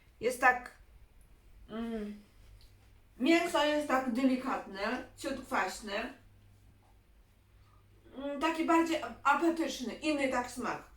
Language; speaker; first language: Polish; non-native, learner; Chinese